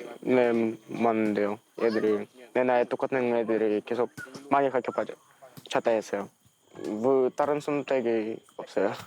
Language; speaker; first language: Korean; non-native, learner; Russian